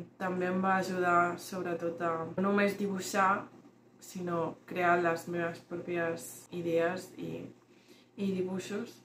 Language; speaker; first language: Catalan; early bilingual, other home language; Spanish